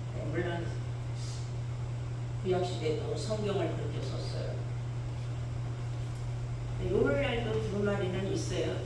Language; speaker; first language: Korean; native; Korean